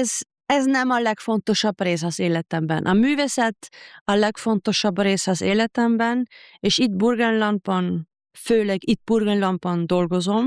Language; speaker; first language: Hungarian; non-native, fluent; German